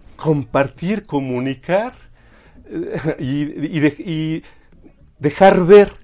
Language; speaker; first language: Spanish; native; Spanish